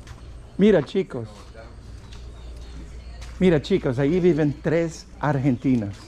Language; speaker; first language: Spanish; non-native, learner; English